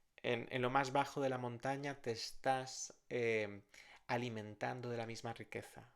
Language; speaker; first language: Spanish; native; Spanish